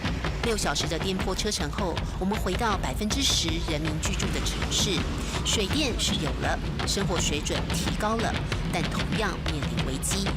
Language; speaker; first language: Chinese; native; Chinese